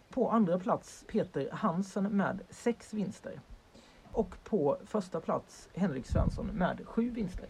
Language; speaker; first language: Swedish; native; Swedish